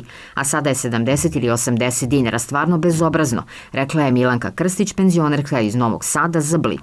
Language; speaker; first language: Serbian; native; Serbian